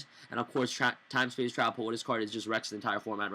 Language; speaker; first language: English; native; English